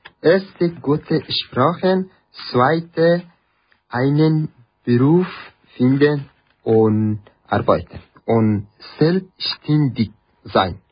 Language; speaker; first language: German; non-native, learner; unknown